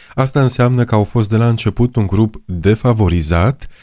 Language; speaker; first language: Romanian; native; Romanian